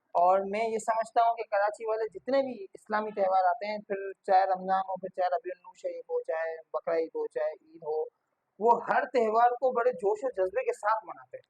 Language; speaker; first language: Urdu; non-native, local second language; Memoni